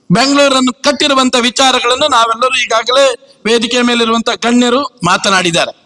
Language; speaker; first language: Kannada; native; Kannada